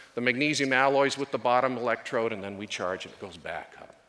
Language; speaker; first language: English; native; English